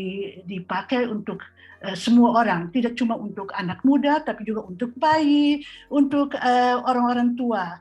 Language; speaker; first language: Indonesian; non-native, fluent; Dutch